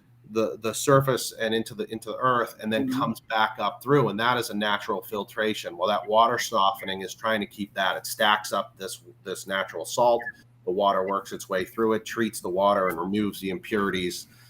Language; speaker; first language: English; native; English